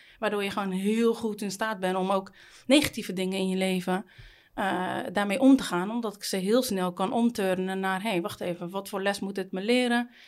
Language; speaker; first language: Dutch; native; Dutch